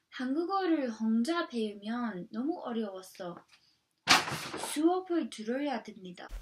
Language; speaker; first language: Korean; non-native, learner; English